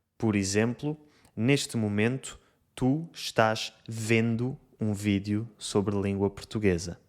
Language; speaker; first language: Portuguese; native; Portuguese